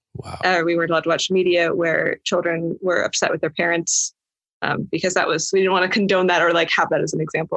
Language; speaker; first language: English; native; English